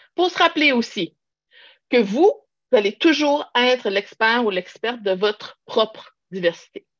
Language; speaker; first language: French; native; French